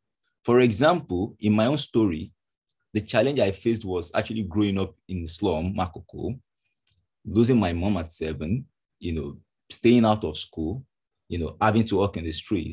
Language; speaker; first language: English; non-native, local second language; Yoruba